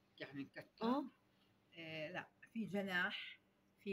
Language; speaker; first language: Arabic; native; Arabic